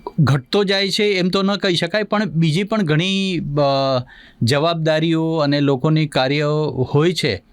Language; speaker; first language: Gujarati; native; Gujarati